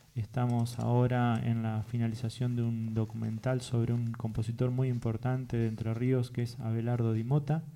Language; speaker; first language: Spanish; native; Spanish